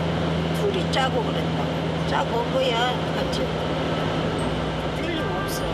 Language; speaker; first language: Korean; native; Korean